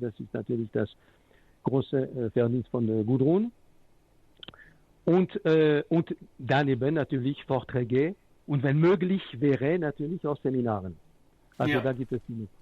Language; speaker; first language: German; non-native, fluent; French